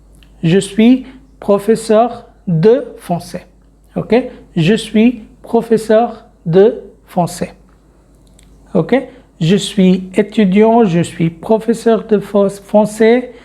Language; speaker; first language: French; non-native, fluent; Hindi